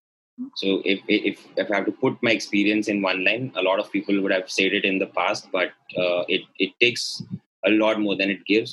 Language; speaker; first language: English; non-native, local second language; Gujarati